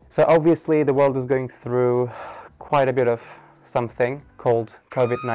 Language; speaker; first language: English; non-native, fluent; Turkish